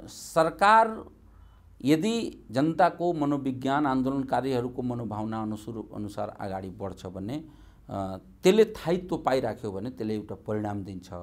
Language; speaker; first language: Nepali; non-native, local second language; Maithili